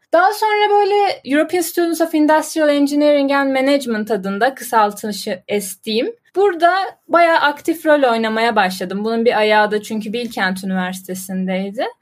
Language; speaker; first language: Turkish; native; Turkish